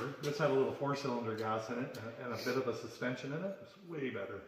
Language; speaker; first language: English; native; English